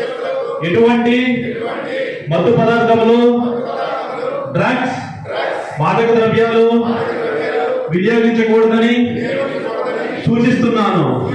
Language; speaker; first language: Telugu; native; Telugu